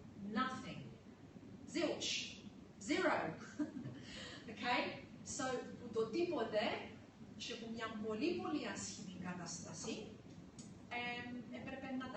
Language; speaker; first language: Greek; early bilingual, heritage; Greek